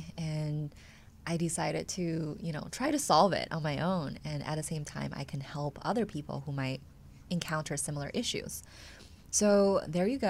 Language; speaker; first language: English; non-native, fluent; Chinese